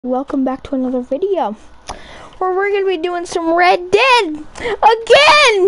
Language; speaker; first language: English; native; English